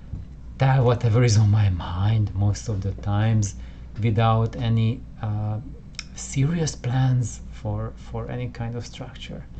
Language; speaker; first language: English; non-native, fluent; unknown